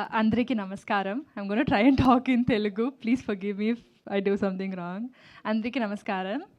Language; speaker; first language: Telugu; non-native, learner; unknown